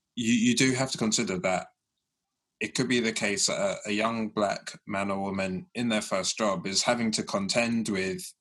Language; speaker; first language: English; early bilingual, other home language; Yoruba